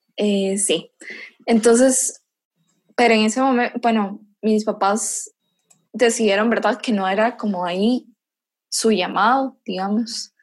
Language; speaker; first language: Spanish; native; Spanish